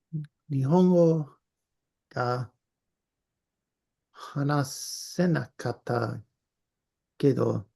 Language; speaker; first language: Japanese; non-native, learner; English